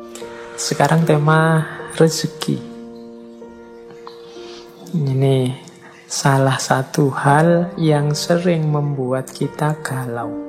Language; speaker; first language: Indonesian; native; Indonesian